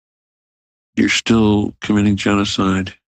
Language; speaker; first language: English; native; English